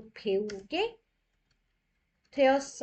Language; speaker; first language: Korean; non-native, fluent; Hindi